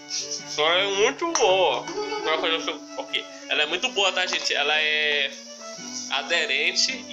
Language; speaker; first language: Portuguese; native; Portuguese